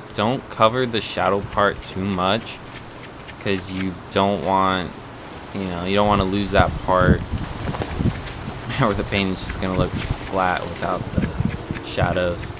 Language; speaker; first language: English; native; English